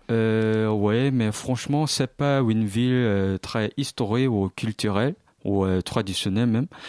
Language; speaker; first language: French; non-native, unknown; Korean